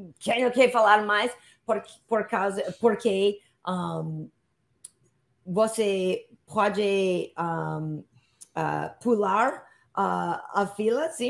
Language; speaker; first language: Portuguese; non-native, learner; English